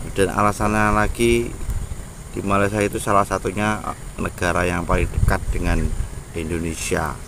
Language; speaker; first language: Indonesian; non-native, local second language; Javanese